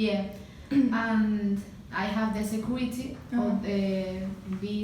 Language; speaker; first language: English; non-native, learner; Spanish